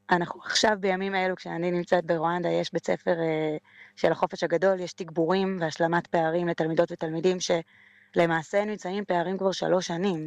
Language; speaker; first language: Hebrew; native; Hebrew